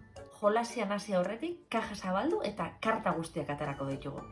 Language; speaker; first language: Basque; native; Basque